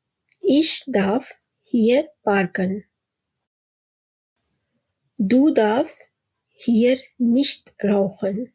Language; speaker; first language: German; non-native, fluent; Urdu